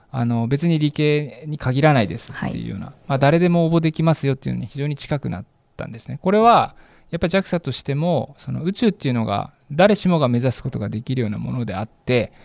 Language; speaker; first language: Japanese; native; Japanese